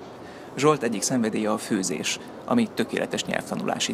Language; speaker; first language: Hungarian; native; Hungarian